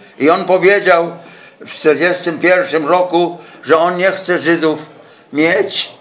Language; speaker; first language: Polish; non-native, local second language; Yiddish